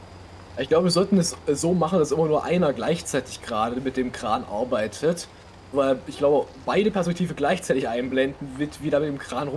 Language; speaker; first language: German; native; German